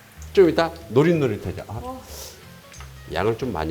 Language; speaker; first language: Korean; native; Korean